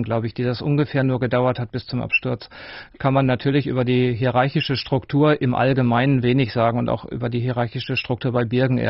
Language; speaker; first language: German; native; German